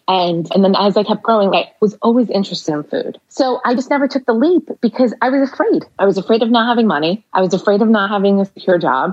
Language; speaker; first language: English; early bilingual, other home language; Arabic